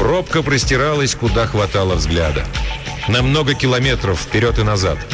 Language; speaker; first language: Russian; native; Russian